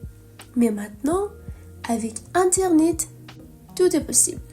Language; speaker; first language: French; non-native, fluent; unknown